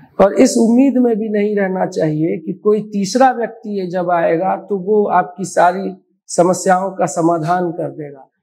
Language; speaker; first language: Hindi; non-native, local second language; Maithili